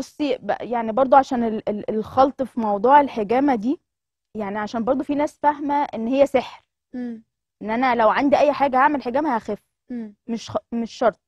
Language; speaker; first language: Arabic; native; Arabic